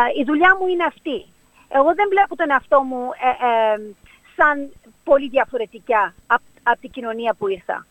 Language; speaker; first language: Greek; early bilingual, heritage; Greek